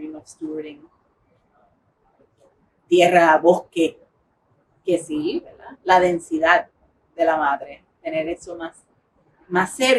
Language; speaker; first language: Spanish; early bilingual, heritage; English